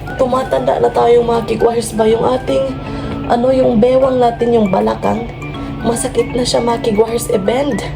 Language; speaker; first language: Filipino; non-native, local second language; Cebuano